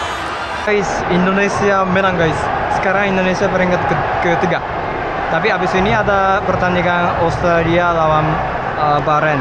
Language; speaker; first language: Indonesian; non-native, fluent; Japanese